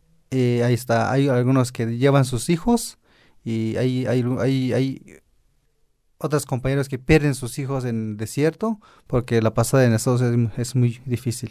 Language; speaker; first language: Spanish; non-native, local second language; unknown